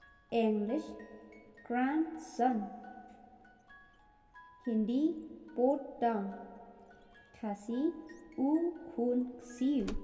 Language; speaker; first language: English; non-native, local second language; Khasi